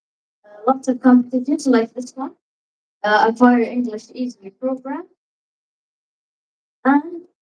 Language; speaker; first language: English; non-native, learner; Arabic